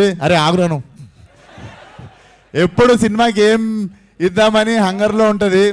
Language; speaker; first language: Telugu; native; Telugu